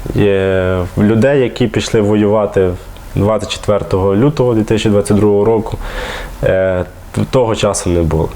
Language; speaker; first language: Ukrainian; native; Ukrainian